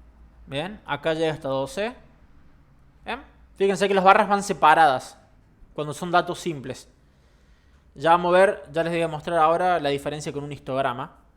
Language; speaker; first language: Spanish; native; Spanish